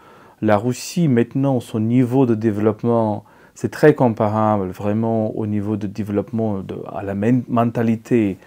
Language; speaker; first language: French; non-native, fluent; Ukrainian